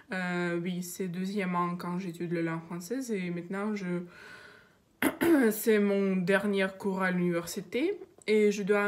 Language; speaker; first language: French; non-native, learner; Russian